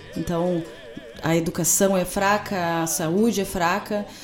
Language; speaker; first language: Portuguese; native; Portuguese